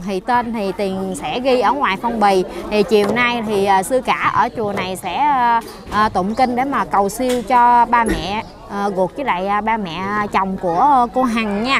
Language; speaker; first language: Vietnamese; native; Vietnamese